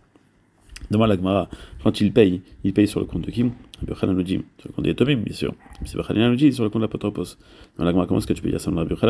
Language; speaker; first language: French; native; French